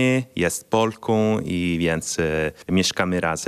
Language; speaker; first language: Polish; non-native, fluent; Italian